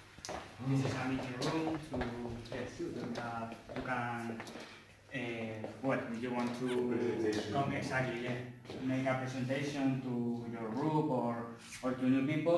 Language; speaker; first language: English; non-native, learner; Spanish